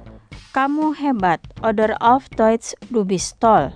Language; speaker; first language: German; non-native, fluent; Indonesian